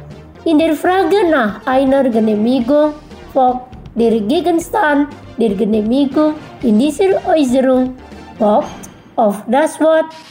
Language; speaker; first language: German; non-native, fluent; Indonesian